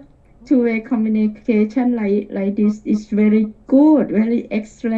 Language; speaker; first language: English; non-native, learner; Thai